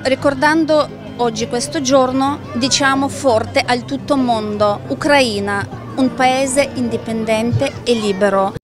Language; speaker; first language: Italian; non-native, learner; Ukrainian